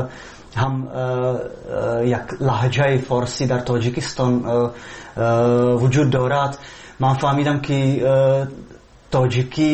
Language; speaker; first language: Persian; non-native, fluent; Czech